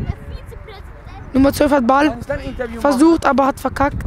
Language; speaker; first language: German; non-native, learner; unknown